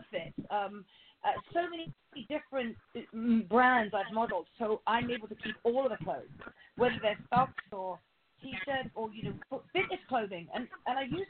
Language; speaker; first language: English; native; English